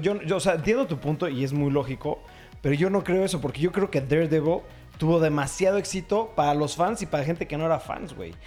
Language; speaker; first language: Spanish; native; Spanish